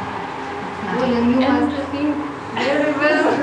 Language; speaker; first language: English; non-native, learner; Russian